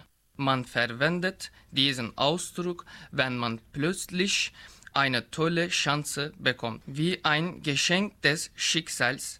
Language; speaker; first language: German; non-native, learner; Turkish